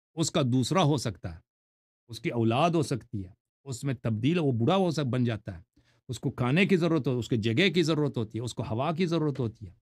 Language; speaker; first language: Urdu; non-native, fluent; Persian